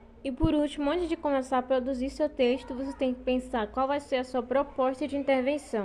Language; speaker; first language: Portuguese; native; Portuguese